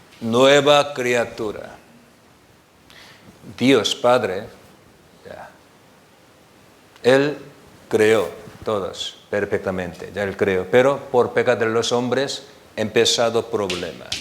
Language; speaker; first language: Spanish; non-native, learner; Korean